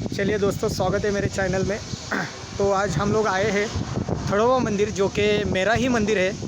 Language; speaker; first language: Hindi; non-native, local second language; Marathi